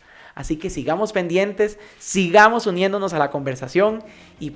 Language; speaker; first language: Spanish; native; Spanish